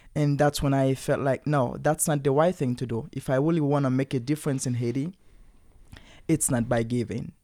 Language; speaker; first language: English; non-native, fluent; Haitian Creole